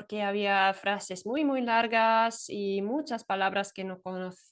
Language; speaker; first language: Spanish; non-native, fluent; German